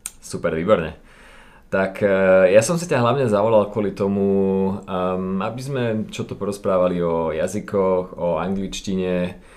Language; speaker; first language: Slovak; native; Slovak